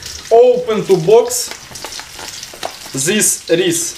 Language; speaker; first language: English; non-native, learner; Russian